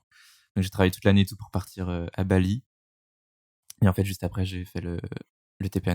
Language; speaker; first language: French; native; French